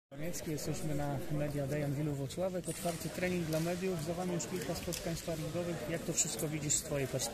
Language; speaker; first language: Polish; native; Polish